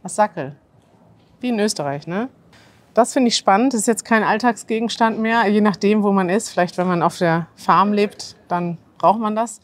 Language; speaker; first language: German; native; German